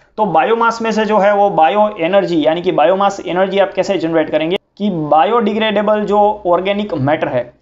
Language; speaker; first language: Hindi; non-native, local second language; Gujarati